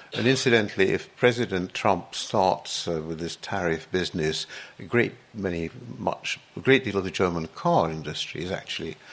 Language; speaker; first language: English; native; English